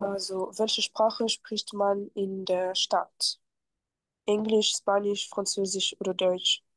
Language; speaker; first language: German; non-native, fluent; French